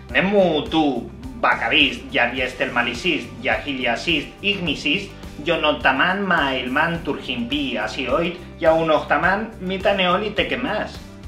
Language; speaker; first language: Finnish; non-native, fluent; Spanish